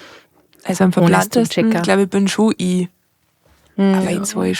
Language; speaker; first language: German; native; German